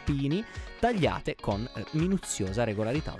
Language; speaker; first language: Italian; native; Italian